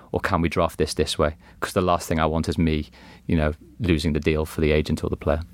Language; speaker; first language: English; native; English